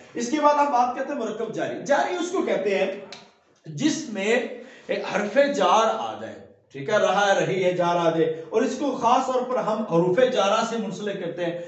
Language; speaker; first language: Urdu; non-native, local second language; Punjabi